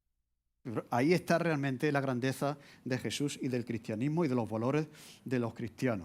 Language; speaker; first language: Spanish; native; Spanish